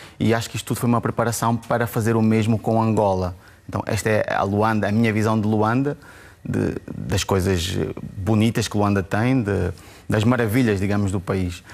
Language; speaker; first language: Portuguese; native; Portuguese